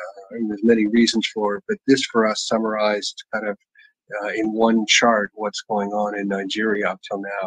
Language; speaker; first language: English; native; English